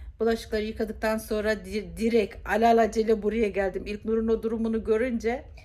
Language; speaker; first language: Turkish; native; Turkish